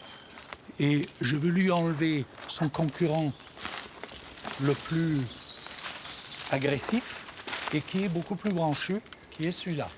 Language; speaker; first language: French; native; French